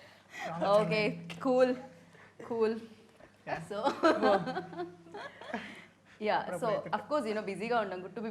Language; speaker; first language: Telugu; native; Telugu